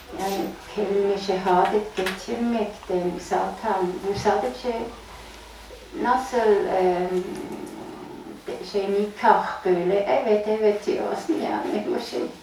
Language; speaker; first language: Turkish; non-native, fluent; German